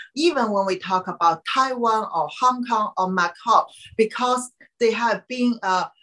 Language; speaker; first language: English; non-native, fluent; Chinese